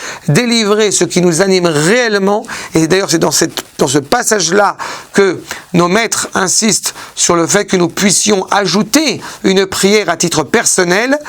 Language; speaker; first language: French; native; French